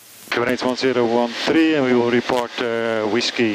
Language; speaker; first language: English; non-native, fluent; Dutch